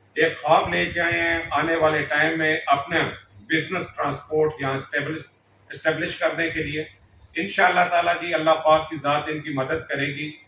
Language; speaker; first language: Urdu; non-native, local second language; Punjabi